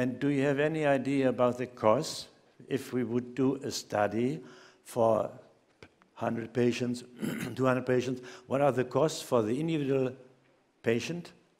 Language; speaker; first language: English; non-native, fluent; German